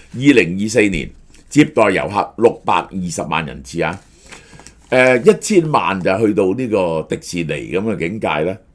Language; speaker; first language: Cantonese; native; Cantonese